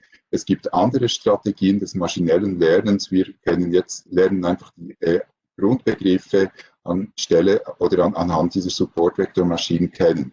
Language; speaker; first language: German; native; German